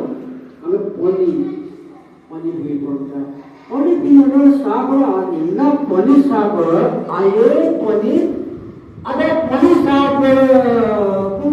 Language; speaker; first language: Tamil; non-native, learner; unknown